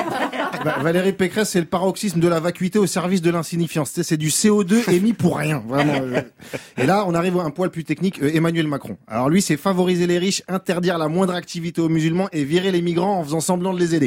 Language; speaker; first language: French; native; French